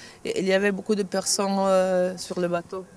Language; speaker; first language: French; non-native, fluent; Italian